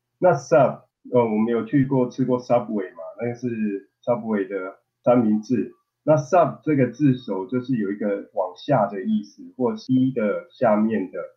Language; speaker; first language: Chinese; native; Chinese